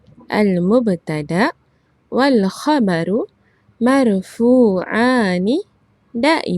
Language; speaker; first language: Arabic; non-native, fluent; Malay